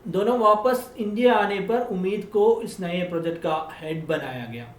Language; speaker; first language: Hindi; non-native, local second language; Malayalam